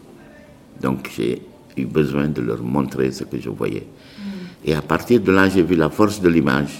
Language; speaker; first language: French; non-native, local second language; Arabic